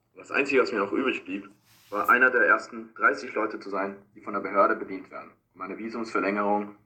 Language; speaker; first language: German; non-native, fluent; Spanish